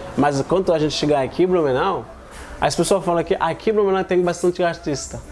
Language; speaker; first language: Portuguese; non-native, learner; Haitian Creole